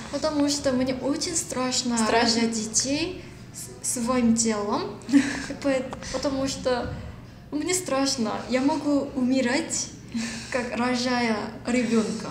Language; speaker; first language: Russian; non-native, learner; Korean